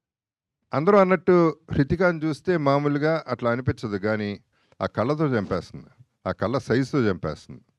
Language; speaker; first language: Telugu; native; Telugu